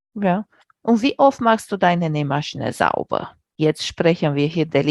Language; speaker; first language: German; non-native, fluent; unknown